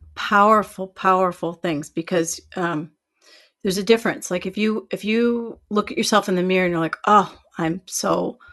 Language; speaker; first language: English; native; English